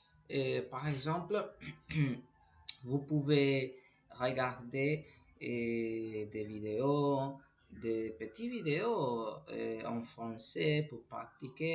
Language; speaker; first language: French; non-native, learner; Spanish